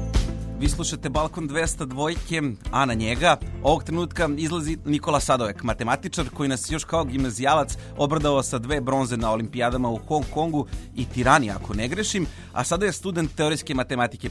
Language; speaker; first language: Serbian; native; Serbian